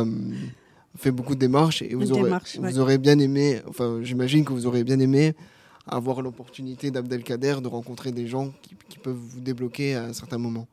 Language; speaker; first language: French; native; French